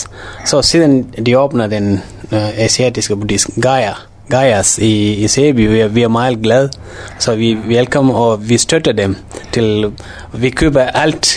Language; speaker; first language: Danish; non-native, learner; Tamil